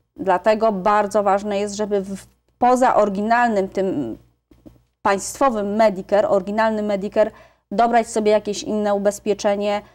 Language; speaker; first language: Polish; native; Polish